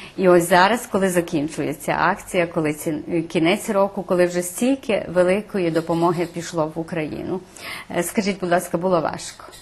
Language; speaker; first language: Ukrainian; early bilingual, heritage; Ukrainian